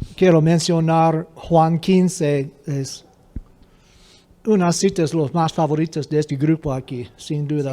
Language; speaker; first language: Spanish; non-native, fluent; English